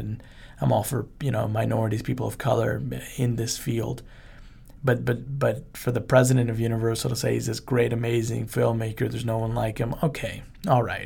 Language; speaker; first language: English; early bilingual, other home language; Spanish